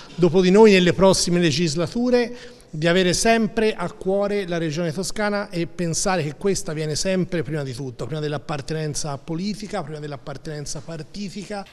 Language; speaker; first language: Italian; native; Italian